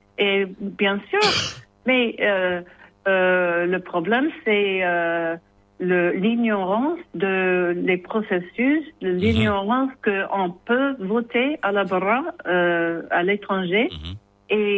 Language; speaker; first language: French; non-native, learner; English